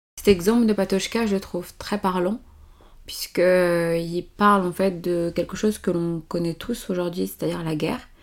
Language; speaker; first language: French; early bilingual, other home language; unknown